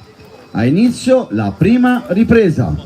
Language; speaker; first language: Italian; native; Italian